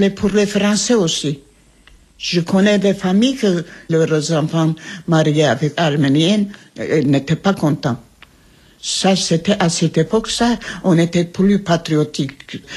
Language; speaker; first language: French; non-native, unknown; Armenian